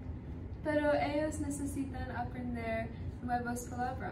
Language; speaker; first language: Spanish; non-native, learner; English